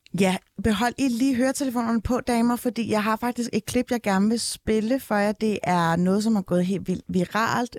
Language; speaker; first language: Danish; early bilingual, other home language; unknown